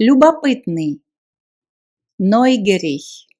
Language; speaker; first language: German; non-native, fluent; Russian